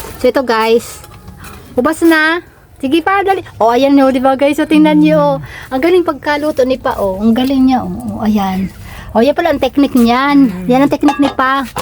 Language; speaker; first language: Filipino; non-native, local second language; Bikol